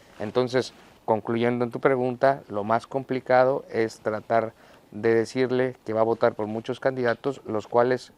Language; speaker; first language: Spanish; native; Spanish